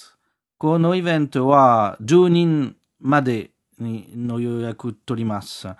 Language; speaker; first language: Japanese; non-native, learner; French